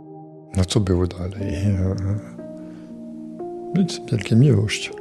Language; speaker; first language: Polish; non-native, fluent; French